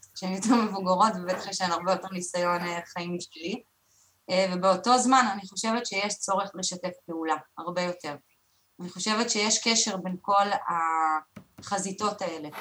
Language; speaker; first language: Hebrew; native; Hebrew